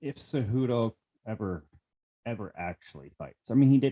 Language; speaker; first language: English; native; English